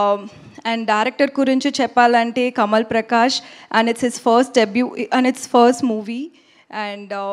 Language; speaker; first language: Telugu; non-native, learner; Tamil